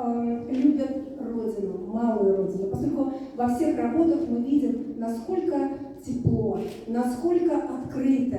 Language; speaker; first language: Russian; native; Russian